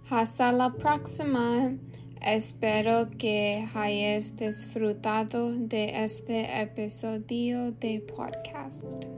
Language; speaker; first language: Spanish; non-native, learner; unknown